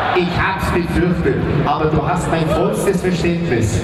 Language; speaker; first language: German; native; German